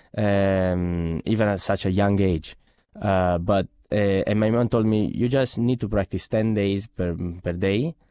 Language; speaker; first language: English; non-native, fluent; Italian